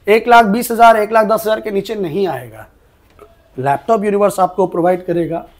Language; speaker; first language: Hindi; non-native, local second language; Bangla